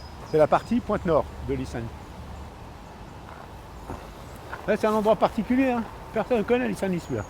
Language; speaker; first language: French; native; French